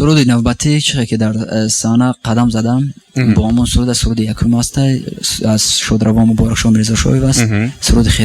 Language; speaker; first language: Persian; non-native, local second language; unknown